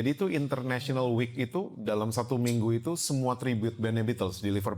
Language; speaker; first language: Indonesian; native; Indonesian